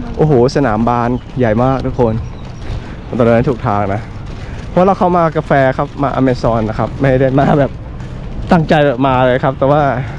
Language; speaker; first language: Thai; native; Thai